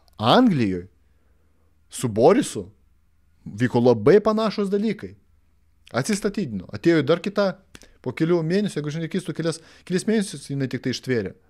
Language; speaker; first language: Lithuanian; non-native, local second language; Russian